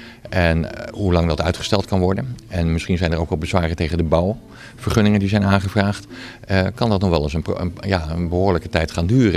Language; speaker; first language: Dutch; native; Dutch